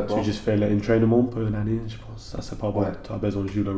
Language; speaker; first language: French; non-native, learner; English